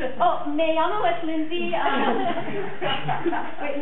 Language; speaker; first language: Spanish; non-native, learner; English